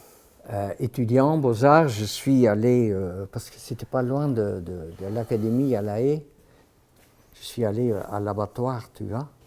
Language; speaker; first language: French; non-native, fluent; Dutch